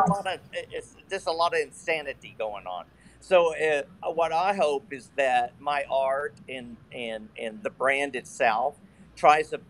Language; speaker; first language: English; native; English